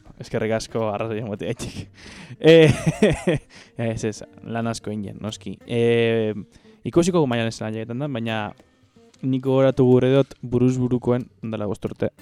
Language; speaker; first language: Basque; native; Basque